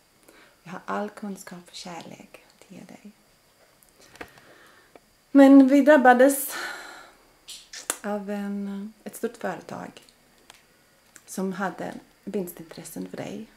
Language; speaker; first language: Swedish; non-native, fluent; Latvian